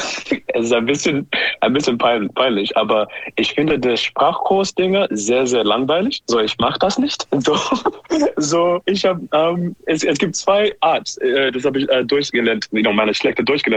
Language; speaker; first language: German; non-native, learner; English